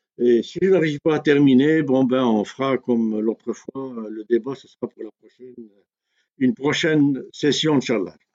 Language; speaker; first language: French; non-native, local second language; Kabyle